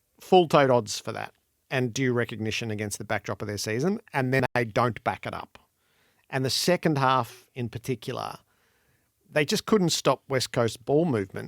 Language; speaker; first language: English; native; English